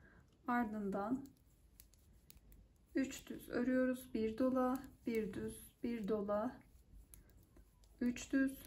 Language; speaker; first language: Turkish; native; Turkish